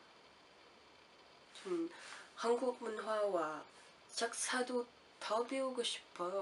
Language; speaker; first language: Korean; non-native, learner; French